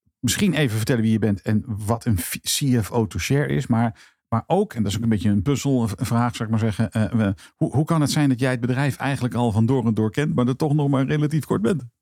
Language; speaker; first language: Dutch; native; Dutch